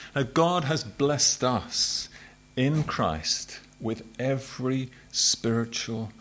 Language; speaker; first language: English; native; English